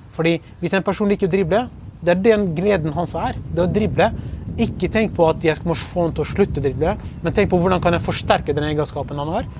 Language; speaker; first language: Norwegian; early bilingual, other home language; Kurdish